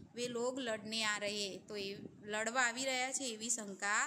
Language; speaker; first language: Hindi; non-native, local second language; Gujarati